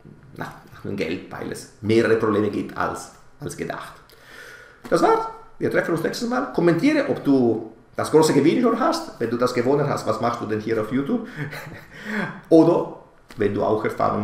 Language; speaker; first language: German; non-native, fluent; Italian